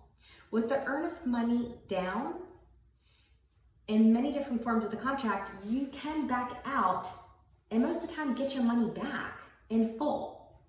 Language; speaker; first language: English; native; English